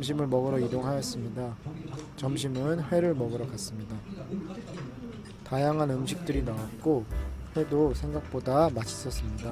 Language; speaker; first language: Korean; native; Korean